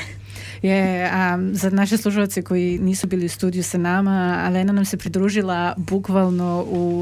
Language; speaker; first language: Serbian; early bilingual, heritage; Serbian